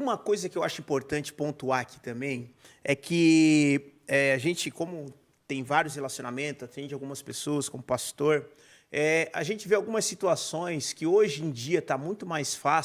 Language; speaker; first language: Portuguese; native; Portuguese